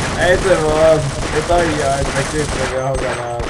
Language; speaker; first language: Swedish; non-native, learner; Faroese